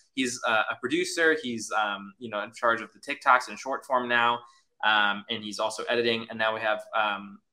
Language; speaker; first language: English; native; English